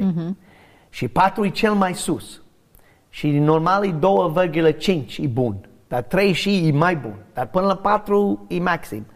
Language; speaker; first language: Romanian; non-native, learner; English